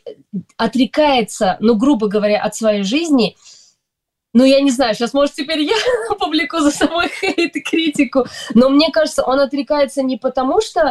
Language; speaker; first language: Russian; native; Russian